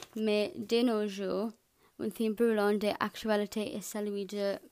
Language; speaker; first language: French; non-native, learner; English